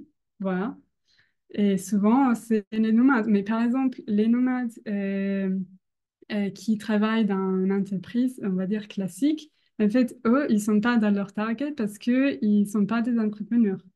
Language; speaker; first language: French; non-native, fluent; Italian